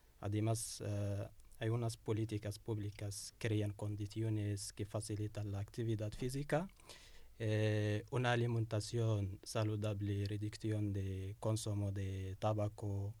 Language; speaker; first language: Spanish; non-native, learner; Russian